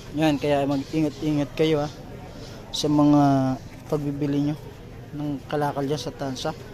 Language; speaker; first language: Filipino; native; Filipino